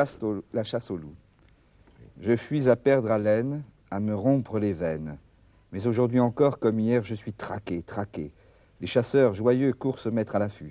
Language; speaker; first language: French; native; French